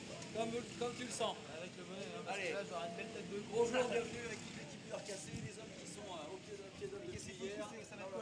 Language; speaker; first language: French; native; French